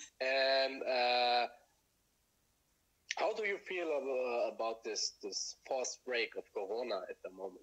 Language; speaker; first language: English; non-native, fluent; German